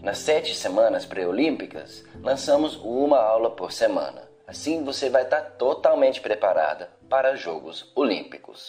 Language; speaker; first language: Portuguese; non-native, fluent; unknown